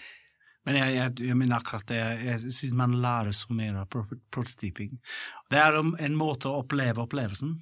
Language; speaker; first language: Norwegian; non-native, fluent; English